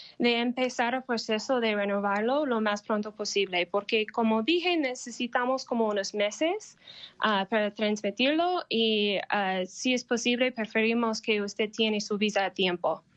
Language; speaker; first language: Spanish; non-native, learner; English